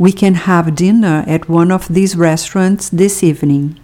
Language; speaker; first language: English; non-native, fluent; Portuguese